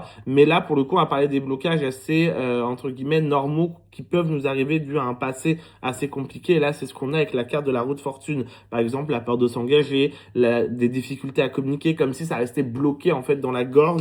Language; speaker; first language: French; native; French